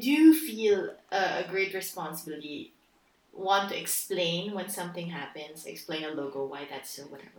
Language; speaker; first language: English; non-native, local second language; Filipino